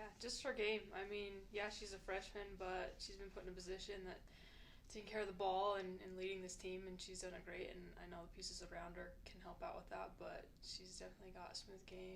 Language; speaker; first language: English; native; English